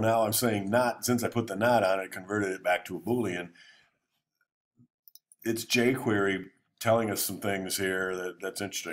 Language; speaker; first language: English; native; English